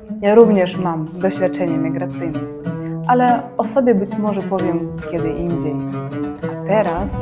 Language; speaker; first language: Polish; non-native, fluent; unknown